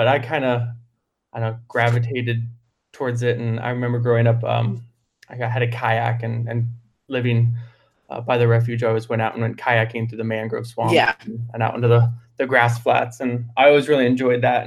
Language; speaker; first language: English; native; English